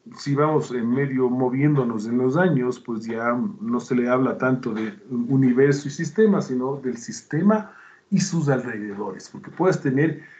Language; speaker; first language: Spanish; native; Spanish